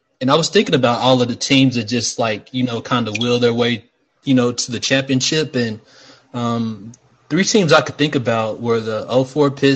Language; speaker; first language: English; native; English